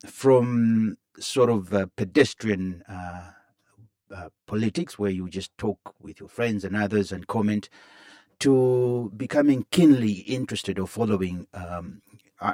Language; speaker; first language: English; non-native, local second language; Bemba